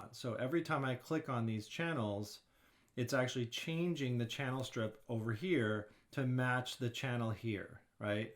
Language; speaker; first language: English; native; English